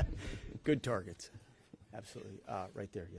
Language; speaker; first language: English; native; English